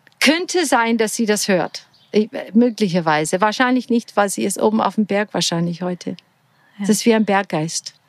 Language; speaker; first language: German; non-native, fluent; English